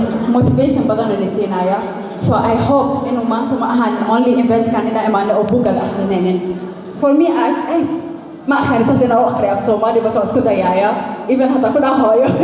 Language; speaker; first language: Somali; early bilingual, heritage; Somali